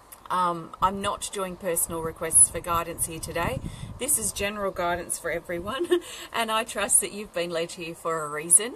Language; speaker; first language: English; native; English